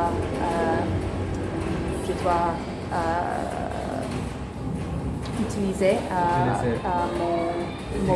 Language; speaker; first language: French; non-native, learner; English